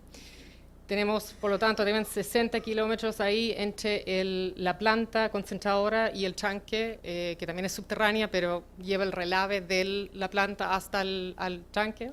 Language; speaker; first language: Spanish; native; Spanish